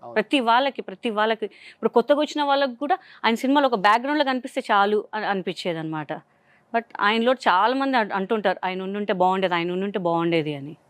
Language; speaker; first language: Telugu; non-native, local second language; Hindi